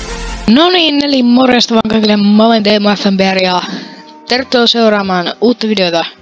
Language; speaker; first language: Finnish; native; Finnish